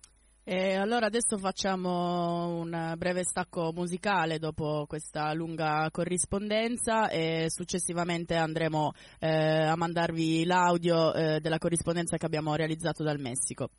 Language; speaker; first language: Italian; native; Italian